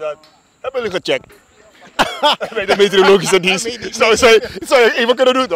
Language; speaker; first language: Dutch; native; Dutch